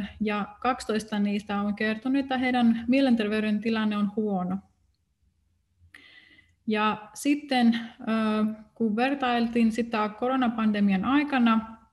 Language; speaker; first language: Finnish; non-native, fluent; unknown